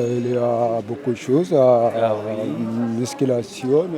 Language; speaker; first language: French; non-native, learner; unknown